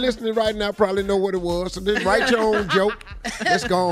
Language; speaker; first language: English; native; English